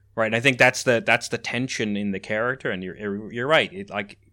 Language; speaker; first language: English; native; English